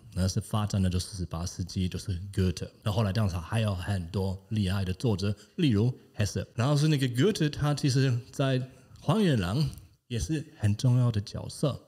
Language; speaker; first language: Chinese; non-native, fluent; German